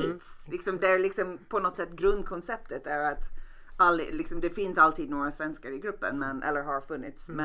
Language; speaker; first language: Swedish; non-native, fluent; English